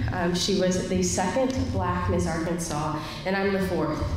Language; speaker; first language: English; native; English